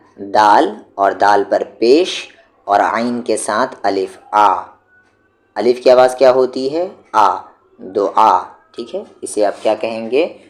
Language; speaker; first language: Urdu; native; Urdu